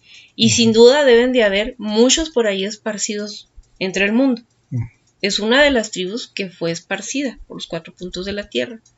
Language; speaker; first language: Spanish; native; Spanish